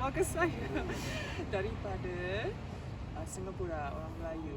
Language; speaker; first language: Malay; early bilingual, heritage; English